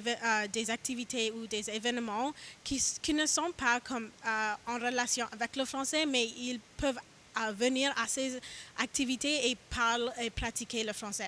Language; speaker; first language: French; non-native, learner; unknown